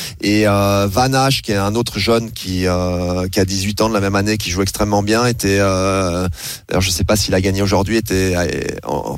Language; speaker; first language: French; native; French